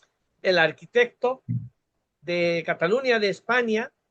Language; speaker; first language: Spanish; non-native, fluent; Bangla